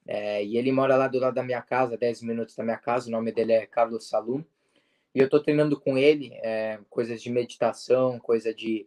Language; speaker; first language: Portuguese; early bilingual, heritage; Portuguese